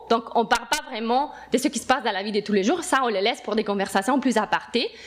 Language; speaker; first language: French; non-native, fluent; Italian